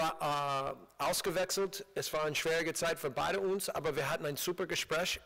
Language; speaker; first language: German; non-native, learner; English